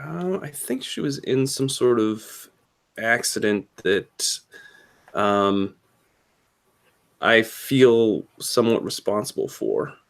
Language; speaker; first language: English; native; English